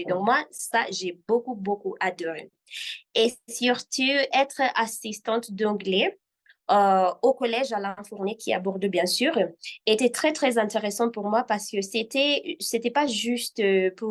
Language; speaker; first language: French; non-native, fluent; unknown